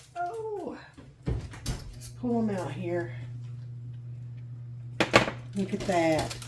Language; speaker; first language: English; native; English